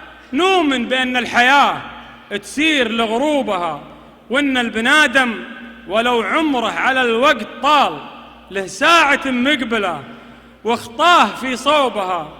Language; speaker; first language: Arabic; native; Arabic